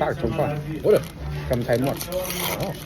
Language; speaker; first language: Swedish; non-native, learner; Thai